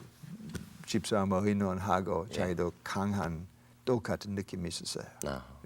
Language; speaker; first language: Korean; non-native, fluent; English